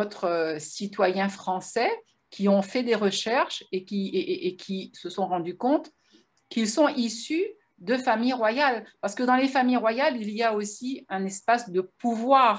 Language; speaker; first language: French; native; French